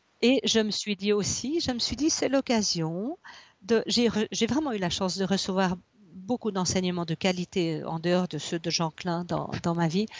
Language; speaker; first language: French; native; French